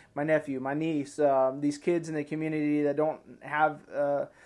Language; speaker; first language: English; native; English